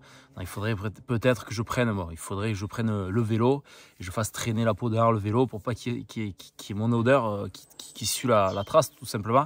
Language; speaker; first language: French; native; French